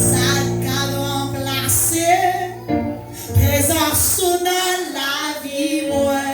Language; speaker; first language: French; non-native, local second language; Haitian Creole